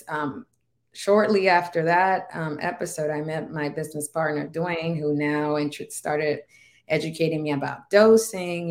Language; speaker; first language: English; non-native, fluent; Spanish